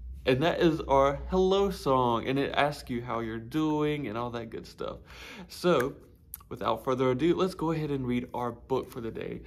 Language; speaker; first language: English; native; English